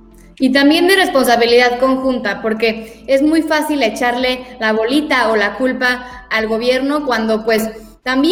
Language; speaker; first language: Spanish; native; Spanish